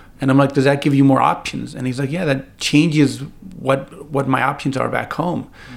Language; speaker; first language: English; native; English